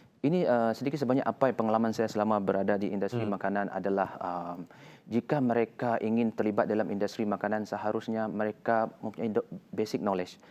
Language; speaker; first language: Malay; non-native, local second language; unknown